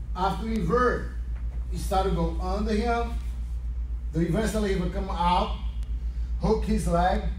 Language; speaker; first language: English; non-native, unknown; Portuguese